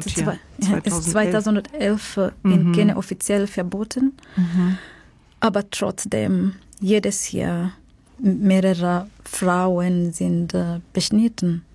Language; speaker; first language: German; non-native, learner; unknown